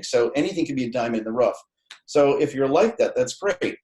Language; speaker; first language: English; native; English